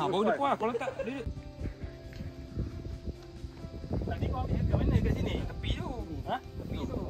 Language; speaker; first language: Malay; native; Malay